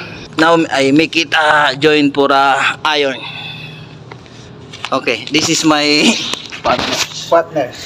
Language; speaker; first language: English; non-native, learner; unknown